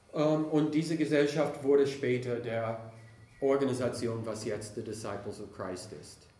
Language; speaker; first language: German; non-native, fluent; English